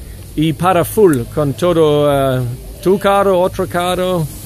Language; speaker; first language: Spanish; non-native, learner; English